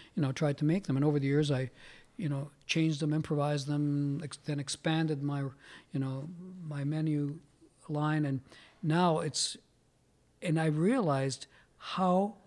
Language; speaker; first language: English; early bilingual, other home language; Italian